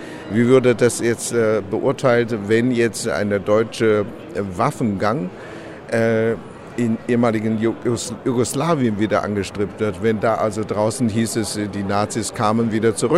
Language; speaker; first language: German; non-native, fluent; Chinese